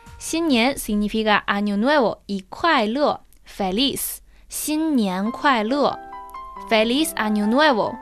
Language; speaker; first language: Spanish; non-native, fluent; Chinese